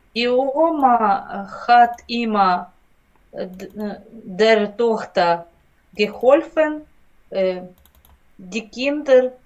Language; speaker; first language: German; non-native, learner; Ukrainian